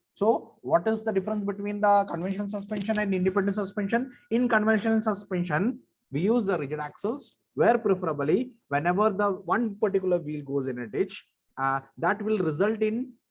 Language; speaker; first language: English; non-native, local second language; Marathi